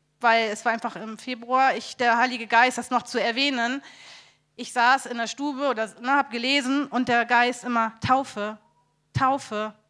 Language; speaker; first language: German; native; German